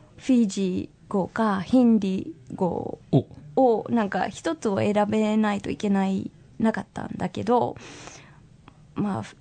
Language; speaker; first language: Japanese; non-native, fluent; English